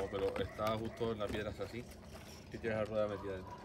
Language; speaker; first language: Spanish; native; Spanish